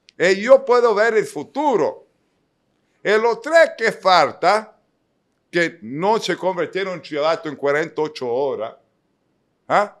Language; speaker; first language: Spanish; non-native, fluent; English